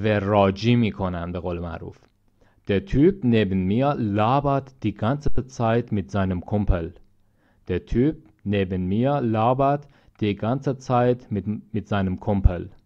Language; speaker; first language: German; non-native, fluent; Persian